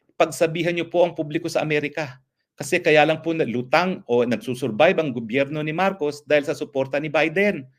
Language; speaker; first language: Filipino; native; Filipino